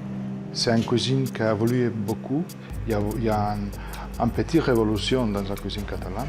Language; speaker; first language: French; non-native, fluent; Catalan